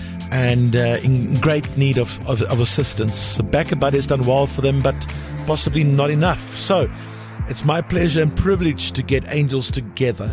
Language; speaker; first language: English; non-native, local second language; Afrikaans